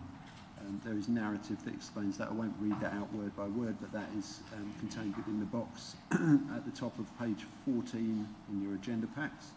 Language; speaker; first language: English; native; English